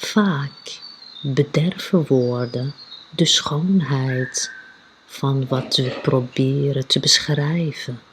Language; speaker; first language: Dutch; non-native, fluent; Arabic